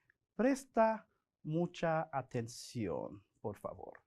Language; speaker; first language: Spanish; non-native, fluent; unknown